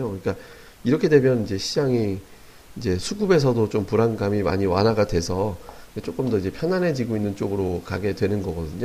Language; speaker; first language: Korean; native; Korean